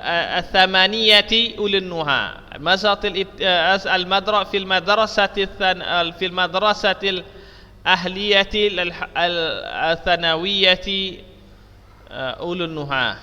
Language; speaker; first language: Arabic; non-native, fluent; Indonesian